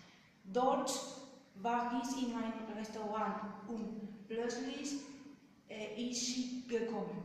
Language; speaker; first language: German; non-native, learner; Spanish